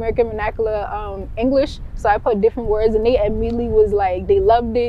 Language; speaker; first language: English; early bilingual, other home language; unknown